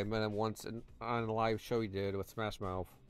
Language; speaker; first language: English; native; English